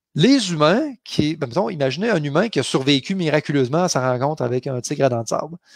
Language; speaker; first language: French; native; French